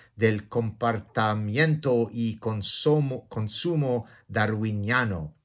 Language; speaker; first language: Spanish; non-native, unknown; Arabic